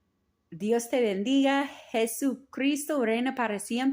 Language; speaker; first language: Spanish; non-native, learner; English